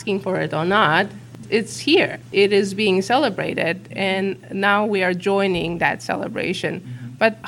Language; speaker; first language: English; non-native, fluent; Uzbek